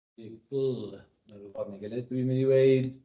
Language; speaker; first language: Welsh; native; Welsh